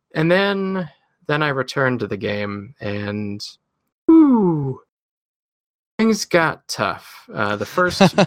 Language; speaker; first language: English; native; English